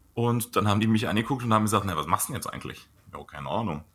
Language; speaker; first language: German; native; German